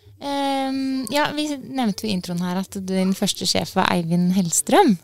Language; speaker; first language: Norwegian; native; Norwegian